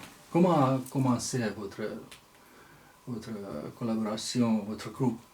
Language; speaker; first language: French; non-native, fluent; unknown